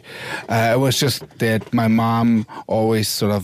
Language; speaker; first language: English; non-native, fluent; German